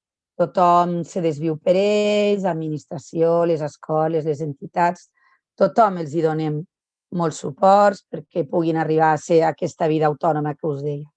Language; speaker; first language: Catalan; native; Catalan